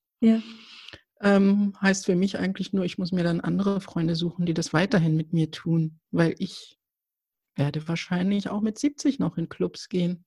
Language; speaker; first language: German; early bilingual, other home language; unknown